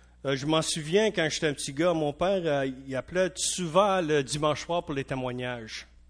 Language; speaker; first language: French; non-native, local second language; English